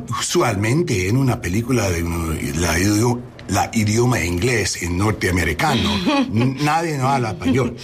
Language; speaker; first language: Spanish; non-native, learner; English